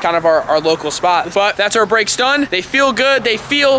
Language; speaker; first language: English; native; English